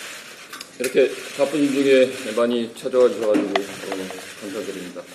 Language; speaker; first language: Korean; native; Korean